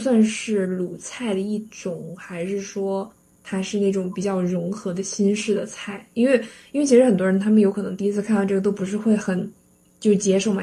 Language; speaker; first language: Chinese; native; Chinese